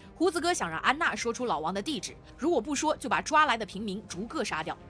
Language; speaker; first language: Chinese; native; Chinese